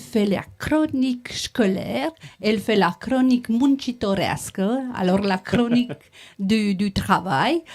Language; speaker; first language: French; non-native, learner; Romanian